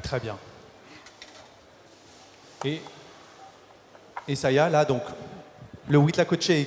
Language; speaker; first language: French; native; French